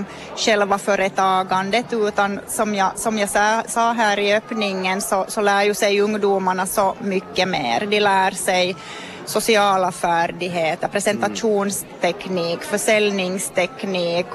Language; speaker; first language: Swedish; native; Swedish